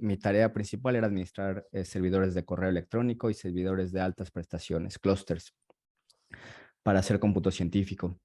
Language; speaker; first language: Spanish; native; Spanish